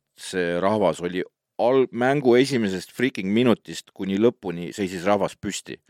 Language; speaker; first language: Estonian; native; Estonian